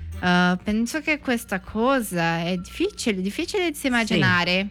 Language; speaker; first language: Italian; non-native, learner; Portuguese